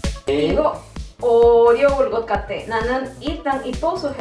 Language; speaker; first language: Korean; non-native, learner; Spanish